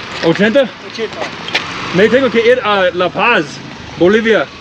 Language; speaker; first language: Spanish; non-native, learner; English